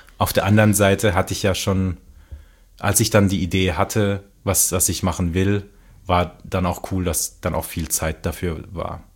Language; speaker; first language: German; native; German